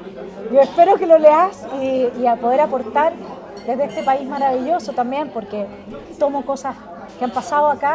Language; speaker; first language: Spanish; native; Spanish